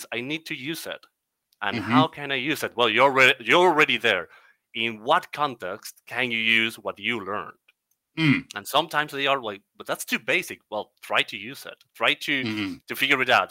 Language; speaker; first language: English; non-native, fluent; Spanish